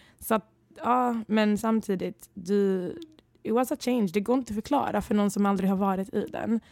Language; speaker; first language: Swedish; early bilingual, other home language; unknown